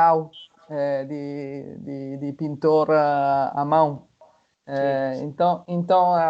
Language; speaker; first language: Portuguese; non-native, fluent; Italian